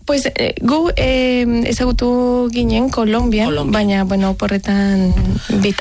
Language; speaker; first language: Basque; non-native, learner; Spanish